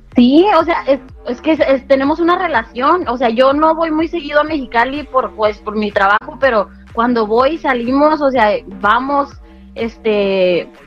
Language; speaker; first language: Spanish; native; Spanish